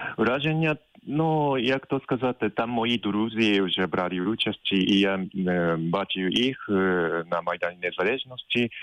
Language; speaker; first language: Ukrainian; non-native, fluent; Japanese